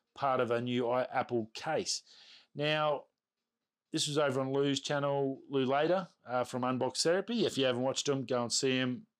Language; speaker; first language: English; native; English